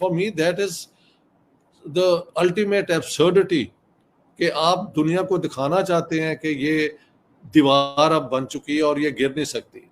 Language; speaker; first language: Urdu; non-native, local second language; Punjabi